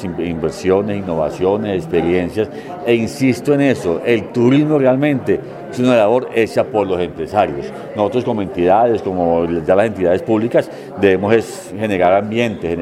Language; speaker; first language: Spanish; native; Spanish